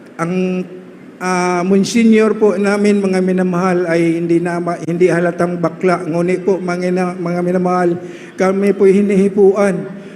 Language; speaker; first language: Filipino; non-native, local second language; Cebuano